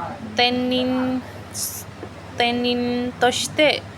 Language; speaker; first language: Japanese; non-native, learner; Indonesian